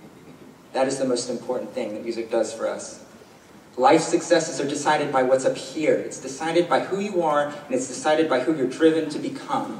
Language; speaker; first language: English; native; English